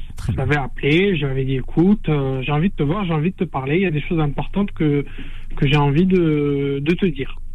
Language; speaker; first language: French; non-native, local second language; Arabic